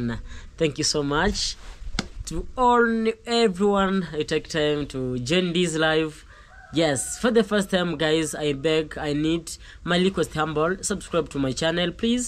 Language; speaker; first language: English; non-native, learner; Swahili